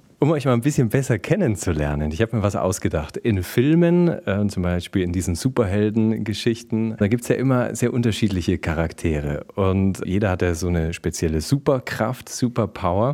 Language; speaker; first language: German; native; German